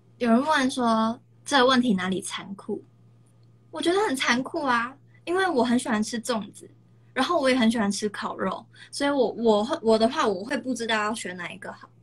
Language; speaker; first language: Chinese; native; Chinese